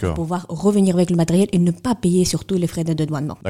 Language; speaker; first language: French; non-native, fluent; Russian